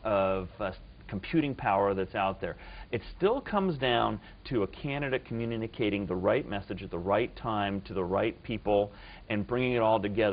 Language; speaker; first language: English; native; English